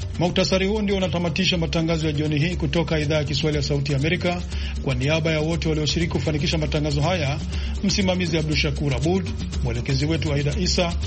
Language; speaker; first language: Swahili; non-native, local second language; Rundi